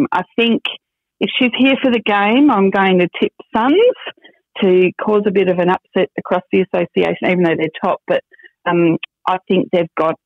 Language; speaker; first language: English; native; English